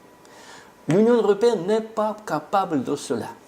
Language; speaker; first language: French; non-native, fluent; Russian